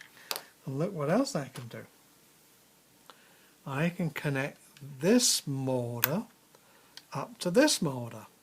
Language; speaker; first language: English; native; English